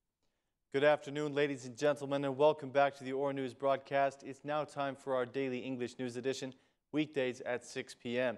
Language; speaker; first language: English; non-native, fluent; Albanian